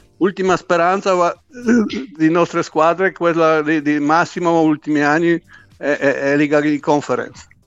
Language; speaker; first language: Italian; non-native, learner; Polish